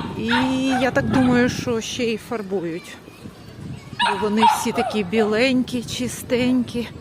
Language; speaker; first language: Ukrainian; non-native, local second language; Russian